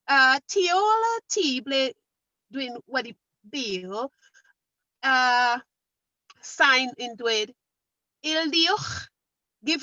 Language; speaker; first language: Welsh; non-native, learner; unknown